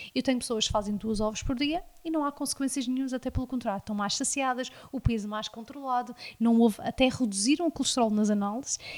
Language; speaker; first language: Portuguese; early bilingual, heritage; Portuguese